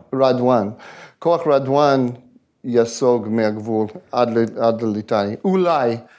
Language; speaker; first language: Hebrew; non-native, fluent; English